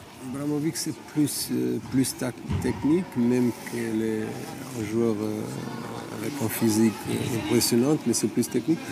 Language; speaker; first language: French; non-native, fluent; Portuguese